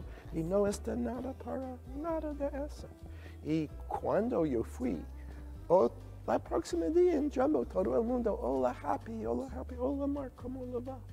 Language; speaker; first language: Spanish; non-native, learner; English